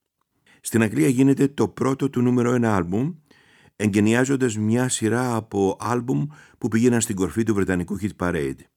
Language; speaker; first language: Greek; native; Greek